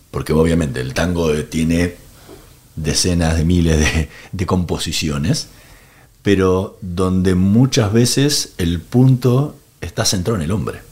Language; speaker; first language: Spanish; native; Spanish